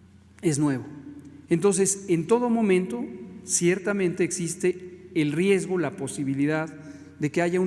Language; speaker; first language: Spanish; native; Spanish